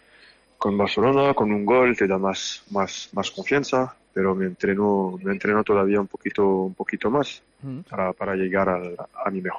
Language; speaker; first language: Spanish; non-native, fluent; French